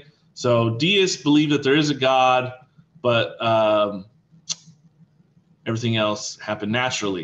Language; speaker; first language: English; native; English